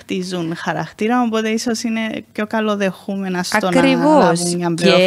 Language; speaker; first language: Greek; native; Greek